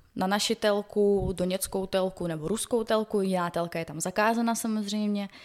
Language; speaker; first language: Czech; non-native, fluent; Ukrainian